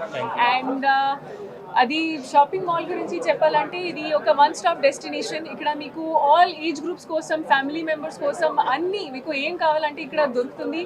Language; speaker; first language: Telugu; non-native, fluent; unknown